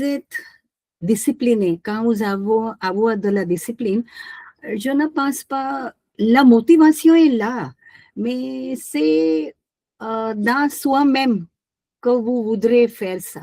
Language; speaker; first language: French; non-native, learner; Hindi